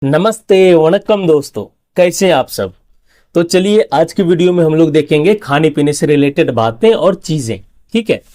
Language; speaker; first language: Hindi; native; Hindi